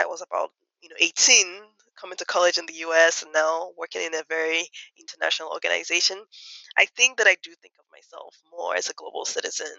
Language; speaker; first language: English; non-native, local second language; Yoruba